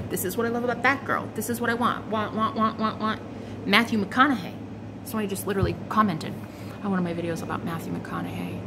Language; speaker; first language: English; native; English